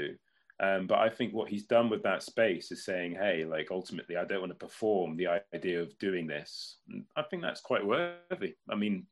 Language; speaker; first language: English; native; English